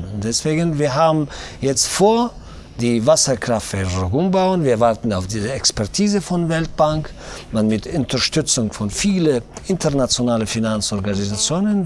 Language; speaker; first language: German; non-native, fluent; Tajik